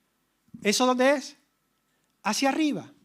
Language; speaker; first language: Spanish; native; Spanish